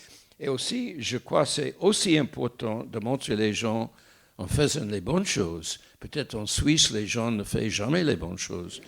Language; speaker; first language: French; non-native, fluent; English